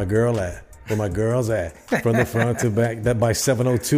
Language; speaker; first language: English; native; English